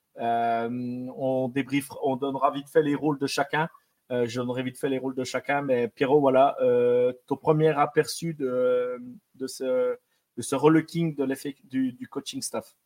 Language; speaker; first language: French; native; French